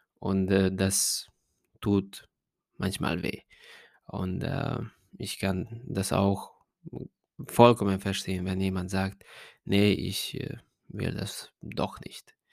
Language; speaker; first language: German; non-native, fluent; Hungarian